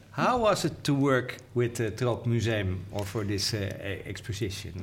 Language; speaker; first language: English; non-native, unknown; Dutch